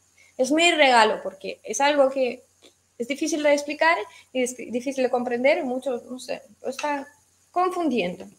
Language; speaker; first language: Spanish; non-native, fluent; Russian